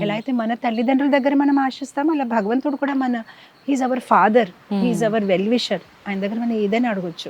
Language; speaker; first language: Telugu; non-native, fluent; Gujarati